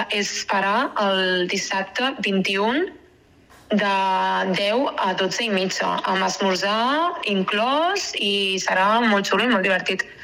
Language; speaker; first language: Catalan; native; Catalan